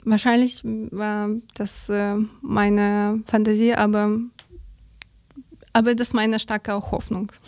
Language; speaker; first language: German; non-native, learner; Ukrainian